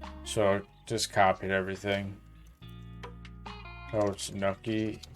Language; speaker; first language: English; native; English